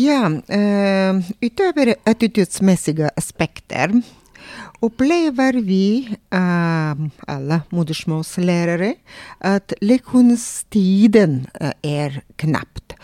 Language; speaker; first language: Swedish; non-native, fluent; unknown